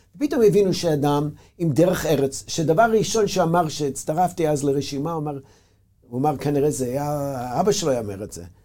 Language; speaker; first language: Hebrew; non-native, fluent; English